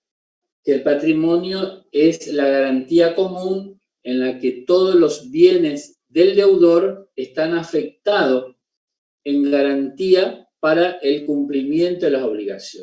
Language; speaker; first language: Spanish; native; Spanish